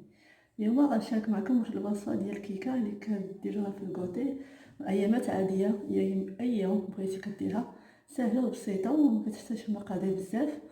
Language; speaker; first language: Arabic; native; Arabic